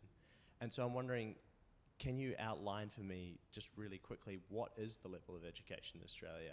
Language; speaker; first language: English; native; English